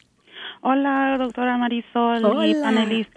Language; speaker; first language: Spanish; early bilingual, heritage; English